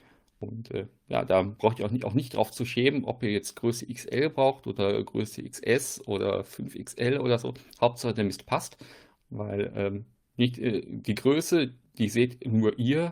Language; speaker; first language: German; native; German